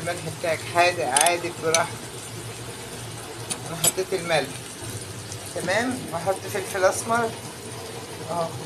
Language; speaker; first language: Arabic; native; Arabic